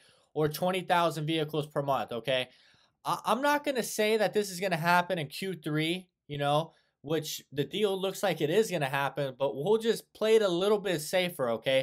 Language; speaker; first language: English; native; English